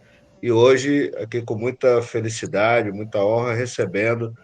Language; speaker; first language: Portuguese; native; Portuguese